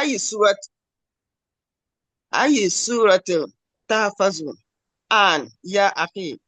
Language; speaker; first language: Arabic; non-native, learner; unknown